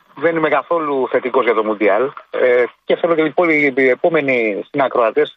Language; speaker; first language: Greek; native; Greek